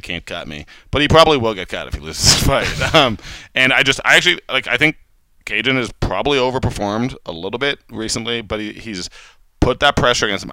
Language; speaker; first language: English; native; English